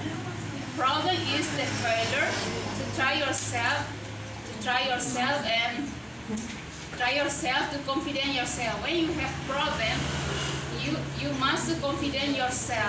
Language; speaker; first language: English; non-native, learner; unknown